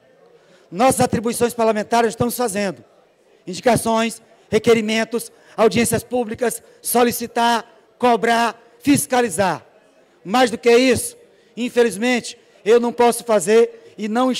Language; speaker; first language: Portuguese; native; Portuguese